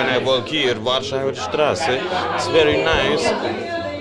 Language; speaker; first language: English; non-native, learner; Swiss German